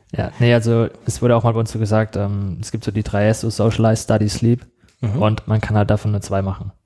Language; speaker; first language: German; native; German